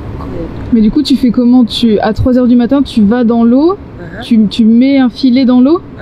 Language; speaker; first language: French; native; French